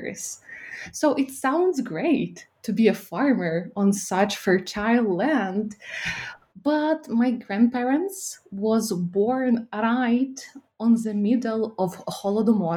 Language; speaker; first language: English; non-native, fluent; Ukrainian